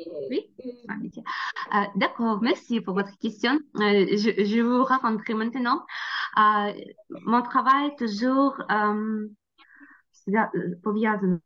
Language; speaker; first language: French; non-native, learner; Ukrainian